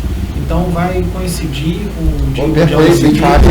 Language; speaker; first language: Portuguese; native; Portuguese